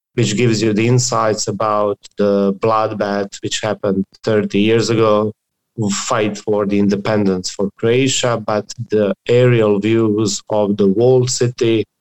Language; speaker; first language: English; non-native, fluent; Croatian